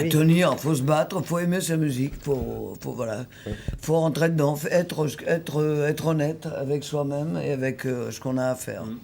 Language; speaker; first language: French; native; French